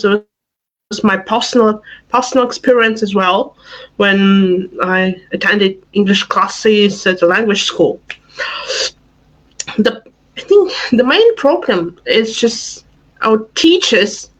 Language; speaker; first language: English; non-native, fluent; Russian